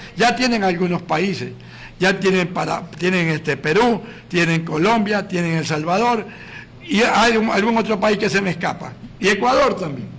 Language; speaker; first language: Spanish; native; Spanish